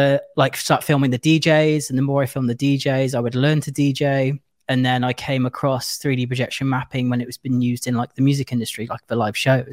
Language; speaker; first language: English; native; English